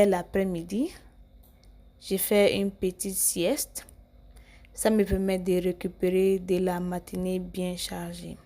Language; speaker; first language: French; non-native, learner; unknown